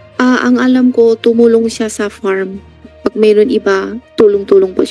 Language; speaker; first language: Filipino; non-native, learner; Chinese